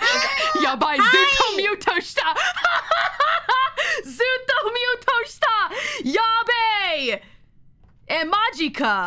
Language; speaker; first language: Japanese; non-native, learner; English